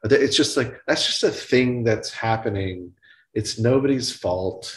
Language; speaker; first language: English; native; English